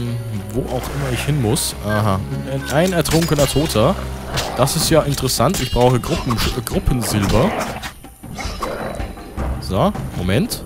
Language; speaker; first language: German; native; German